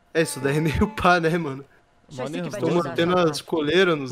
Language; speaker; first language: Portuguese; native; Portuguese